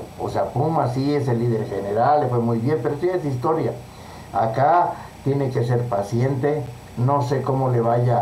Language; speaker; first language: Spanish; native; Spanish